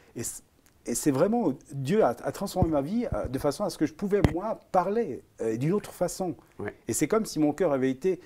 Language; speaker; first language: French; early bilingual, other home language; Italian